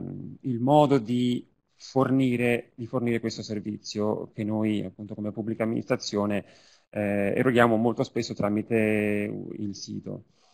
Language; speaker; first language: Italian; native; Italian